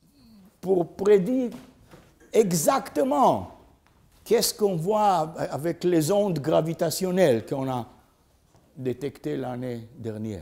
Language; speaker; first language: French; non-native, learner; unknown